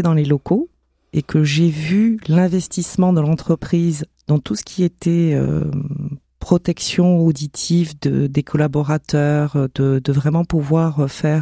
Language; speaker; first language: French; non-native, local second language; Somali